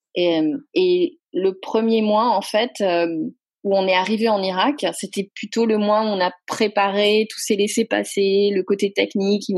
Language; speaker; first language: French; native; French